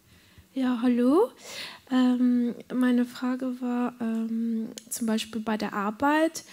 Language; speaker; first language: German; non-native, learner; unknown